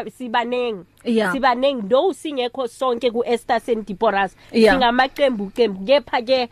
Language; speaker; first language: Zulu; native; Zulu